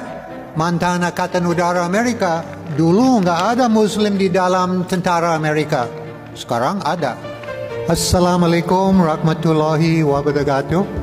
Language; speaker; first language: Indonesian; non-native, fluent; English